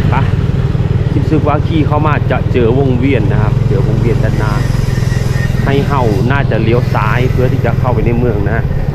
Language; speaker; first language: Thai; native; Thai